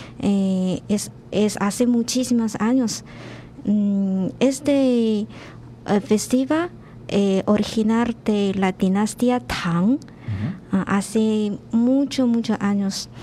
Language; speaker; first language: Spanish; non-native, learner; Chinese